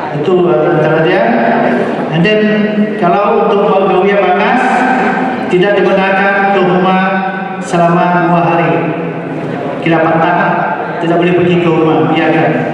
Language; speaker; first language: Malay; non-native, local second language; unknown